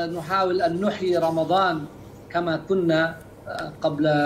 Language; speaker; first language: Arabic; non-native, fluent; Indonesian